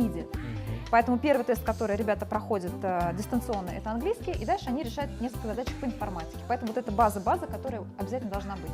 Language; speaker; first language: Russian; native; Russian